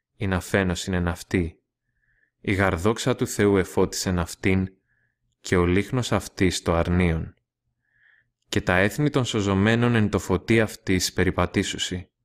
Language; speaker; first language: Greek; non-native, learner; Russian